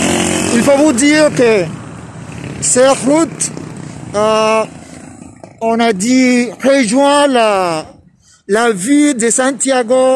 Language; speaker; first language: French; non-native, fluent; Spanish